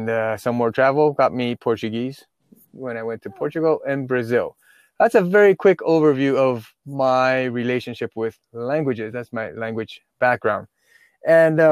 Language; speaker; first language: English; non-native, fluent; Chinese